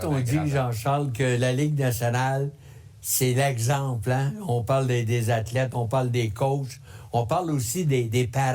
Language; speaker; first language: French; native; French